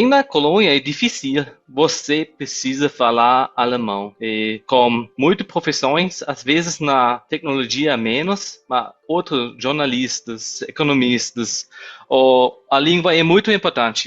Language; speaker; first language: Portuguese; non-native, fluent; German